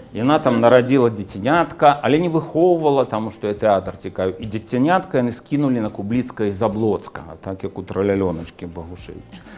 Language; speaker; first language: Belarusian; native; Belarusian